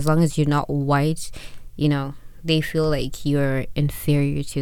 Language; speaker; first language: English; non-native, local second language; Shona